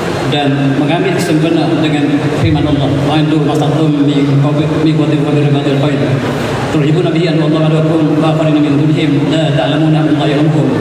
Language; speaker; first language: Malay; native; Malay